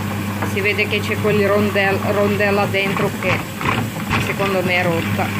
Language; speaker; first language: Italian; non-native, fluent; Russian